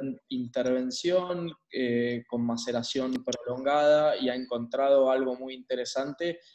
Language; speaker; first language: Spanish; native; Spanish